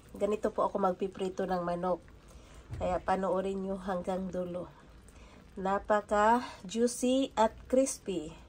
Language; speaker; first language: Filipino; native; Filipino